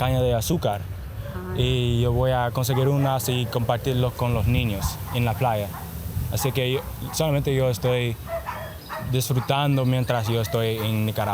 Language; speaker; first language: Spanish; non-native, learner; English